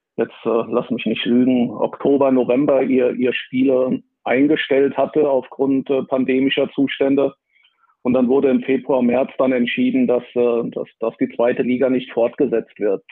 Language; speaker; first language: German; native; German